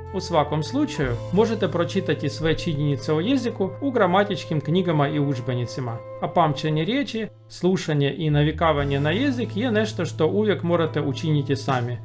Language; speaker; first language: Croatian; non-native, learner; Russian